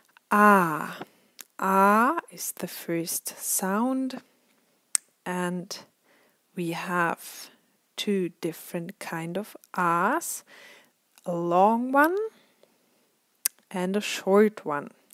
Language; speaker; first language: English; non-native, fluent; German